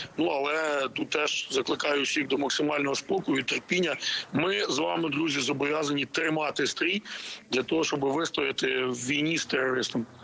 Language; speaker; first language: Ukrainian; native; Ukrainian